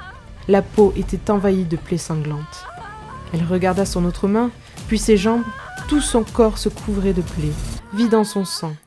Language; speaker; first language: French; native; French